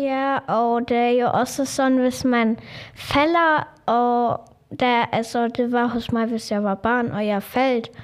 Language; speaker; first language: Danish; non-native, local second language; German